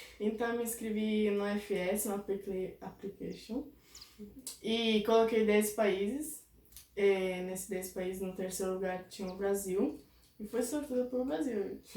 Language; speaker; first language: Portuguese; non-native, fluent; Italian